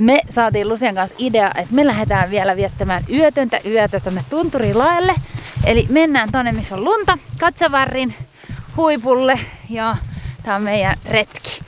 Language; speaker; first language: Finnish; native; Finnish